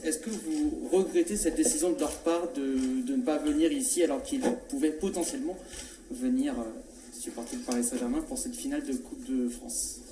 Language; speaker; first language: French; native; French